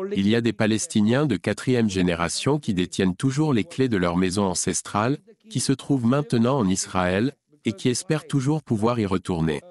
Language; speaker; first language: French; non-native, fluent; Punjabi